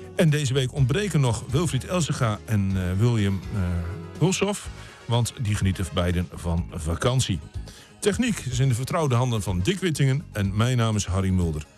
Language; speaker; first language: Dutch; native; Dutch